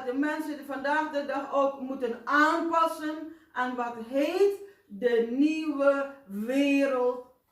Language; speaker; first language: Dutch; non-native, fluent; Indonesian